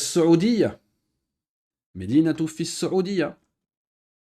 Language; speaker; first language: Arabic; non-native, fluent; French